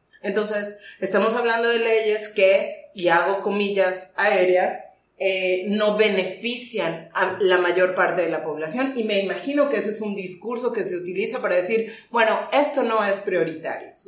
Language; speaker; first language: Spanish; native; Spanish